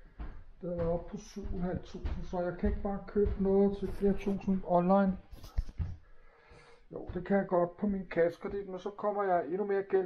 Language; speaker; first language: Danish; non-native, fluent; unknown